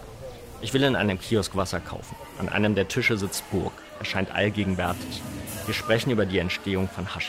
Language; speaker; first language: German; native; German